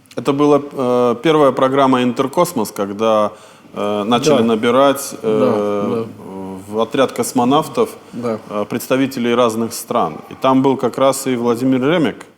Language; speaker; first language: Russian; native; Russian